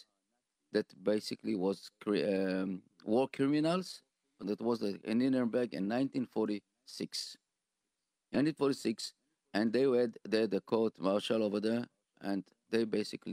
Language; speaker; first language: English; non-native, fluent; Hebrew